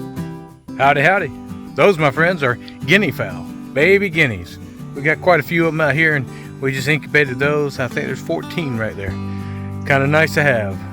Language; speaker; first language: English; native; English